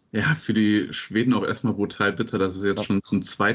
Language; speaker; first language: German; native; German